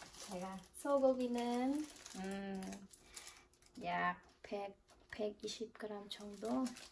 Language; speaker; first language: Korean; non-native, fluent; Khmer